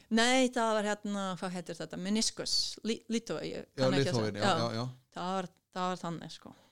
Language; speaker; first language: Icelandic; non-native, fluent; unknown